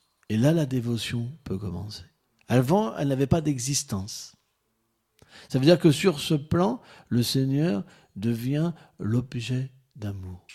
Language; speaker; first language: French; native; French